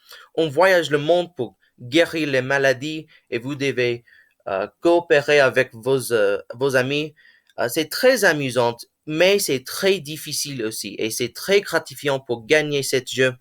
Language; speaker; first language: French; non-native, learner; English